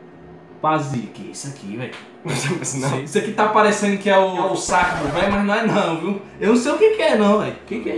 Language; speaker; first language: Portuguese; native; Portuguese